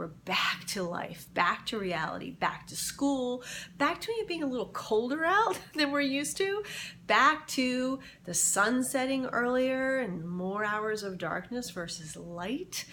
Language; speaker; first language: English; native; English